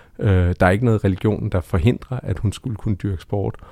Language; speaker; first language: Danish; native; Danish